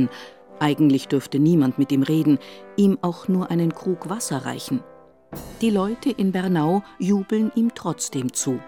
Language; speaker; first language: German; native; German